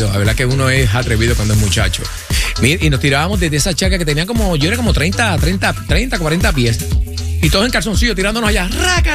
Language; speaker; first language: Spanish; native; Spanish